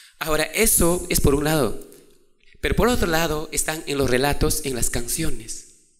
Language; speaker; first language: Spanish; non-native, local second language; Quechua